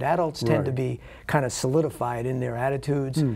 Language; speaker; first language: English; native; English